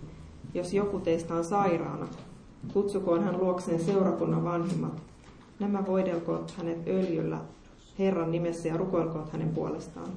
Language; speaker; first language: Finnish; native; Finnish